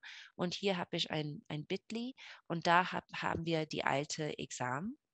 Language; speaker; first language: German; non-native, fluent; English